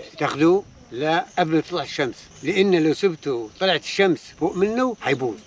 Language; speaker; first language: Egyptian Arabic; non-native, local second language; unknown